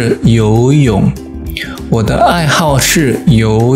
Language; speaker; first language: Chinese; non-native, fluent; Indonesian